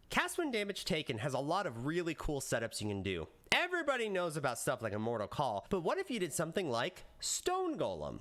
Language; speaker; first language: English; native; English